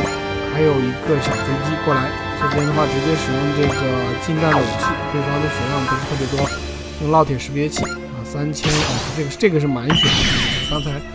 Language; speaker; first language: Chinese; native; Chinese